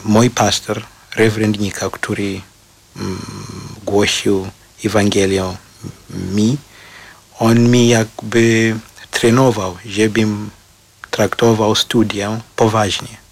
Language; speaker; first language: Polish; non-native, fluent; Shona